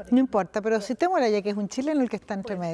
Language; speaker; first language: Spanish; native; Spanish